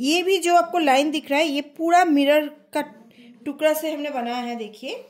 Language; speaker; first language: Hindi; non-native, local second language; Bangla